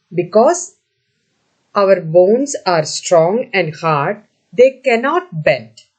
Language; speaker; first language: English; non-native, local second language; Malayalam